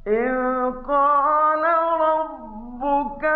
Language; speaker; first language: Arabic; native; Arabic